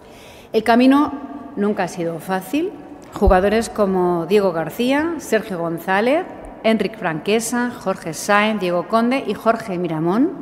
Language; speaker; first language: Spanish; native; Spanish